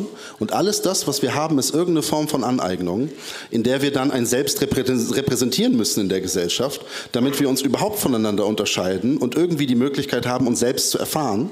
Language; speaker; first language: German; early bilingual, other home language; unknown